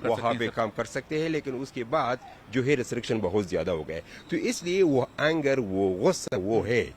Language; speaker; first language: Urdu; non-native, fluent; Pashto